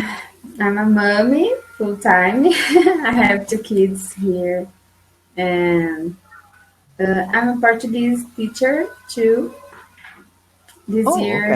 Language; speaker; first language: English; non-native, learner; Portuguese